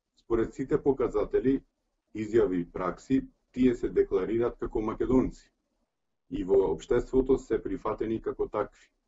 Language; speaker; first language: Macedonian; early bilingual, heritage; Macedonian